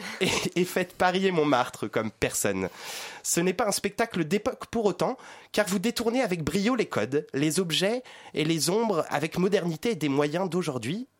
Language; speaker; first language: French; native; French